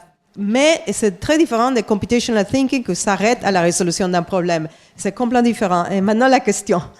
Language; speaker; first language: French; non-native, fluent; English